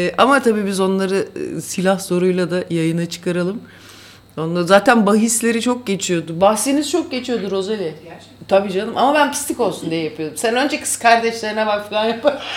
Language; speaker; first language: Turkish; native; Turkish